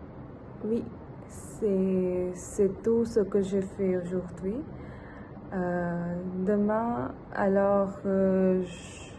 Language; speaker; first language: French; non-native, learner; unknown